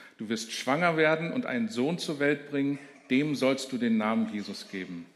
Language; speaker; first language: German; native; German